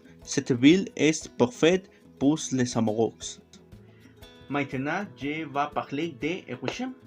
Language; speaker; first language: French; non-native, learner; Spanish